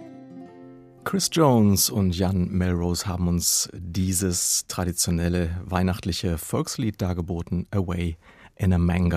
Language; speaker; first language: German; native; German